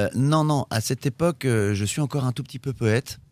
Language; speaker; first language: French; native; French